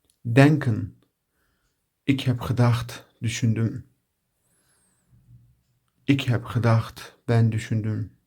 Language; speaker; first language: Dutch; non-native, learner; Turkish